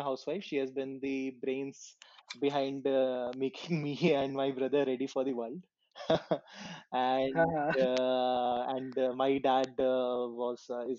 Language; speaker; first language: English; non-native, local second language; Hindi